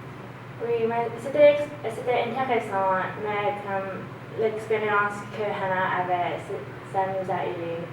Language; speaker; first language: French; non-native, learner; English